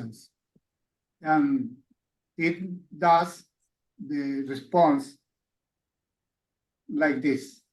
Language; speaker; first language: English; non-native, learner; Spanish